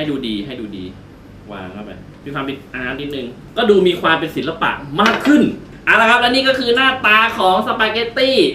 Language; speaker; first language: Thai; native; Thai